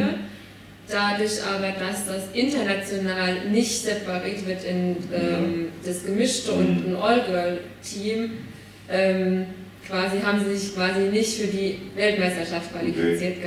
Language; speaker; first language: German; native; German